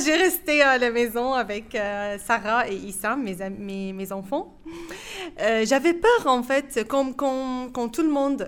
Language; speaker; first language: French; non-native, fluent; Arabic